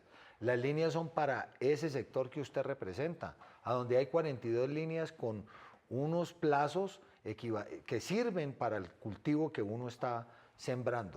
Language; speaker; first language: Spanish; native; Spanish